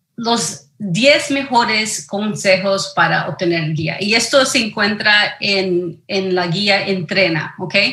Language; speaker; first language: Spanish; early bilingual, heritage; Spanish